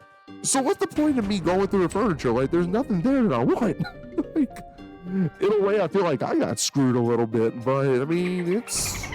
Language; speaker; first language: English; native; English